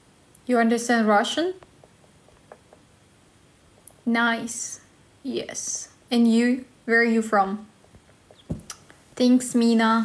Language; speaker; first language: English; non-native, learner; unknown